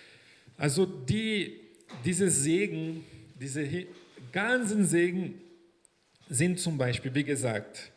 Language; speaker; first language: German; non-native, fluent; Portuguese